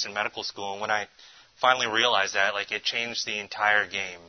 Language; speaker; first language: English; native; English